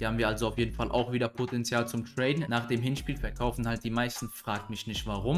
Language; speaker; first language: German; native; German